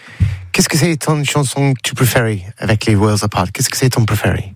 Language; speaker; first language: French; non-native, learner; English